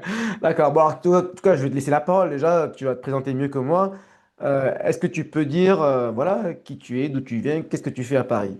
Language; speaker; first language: French; native; French